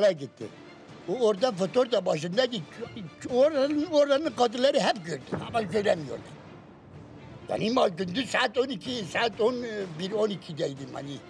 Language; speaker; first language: Turkish; non-native, local second language; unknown